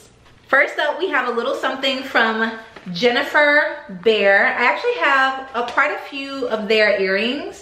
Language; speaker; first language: English; native; English